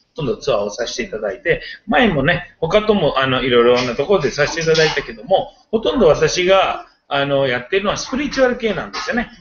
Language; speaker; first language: Japanese; non-native, fluent; Hindi